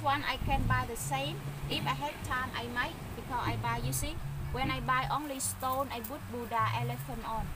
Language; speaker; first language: English; non-native, learner; Vietnamese